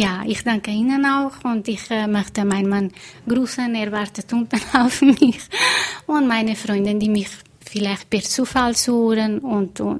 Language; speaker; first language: German; non-native, fluent; Portuguese